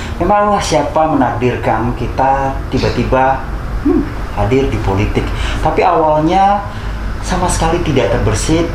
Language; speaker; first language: Indonesian; native; Indonesian